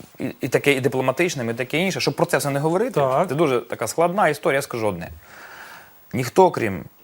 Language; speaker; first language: Ukrainian; native; Ukrainian